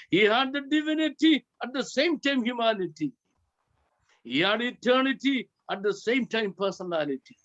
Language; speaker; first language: English; non-native, local second language; Malayalam